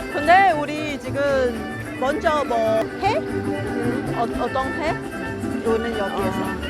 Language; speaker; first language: Korean; non-native, learner; Chinese